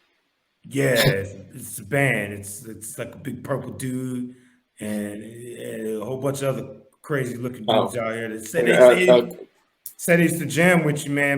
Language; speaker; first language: English; native; English